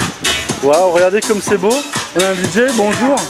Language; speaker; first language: French; native; French